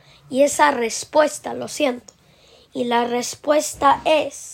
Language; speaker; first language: Spanish; early bilingual, heritage; Spanish